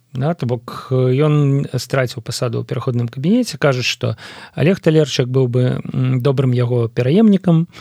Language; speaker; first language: Belarusian; non-native, local second language; Russian